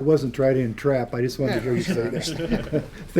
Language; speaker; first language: English; native; English